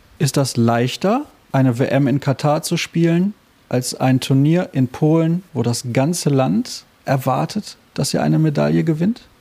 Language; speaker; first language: German; native; German